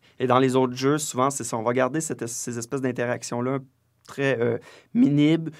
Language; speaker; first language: French; native; French